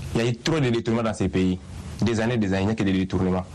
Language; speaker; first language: French; non-native, local second language; Swahili